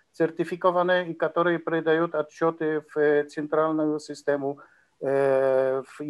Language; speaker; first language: Russian; non-native, learner; Polish